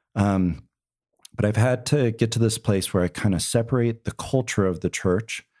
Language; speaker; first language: English; native; English